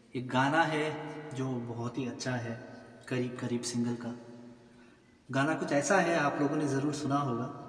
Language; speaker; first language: Hindi; non-native, local second language; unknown